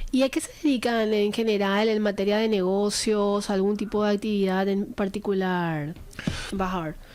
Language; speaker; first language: Spanish; native; Spanish